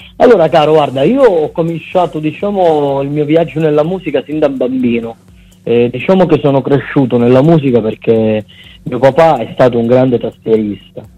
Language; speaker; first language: Italian; native; Italian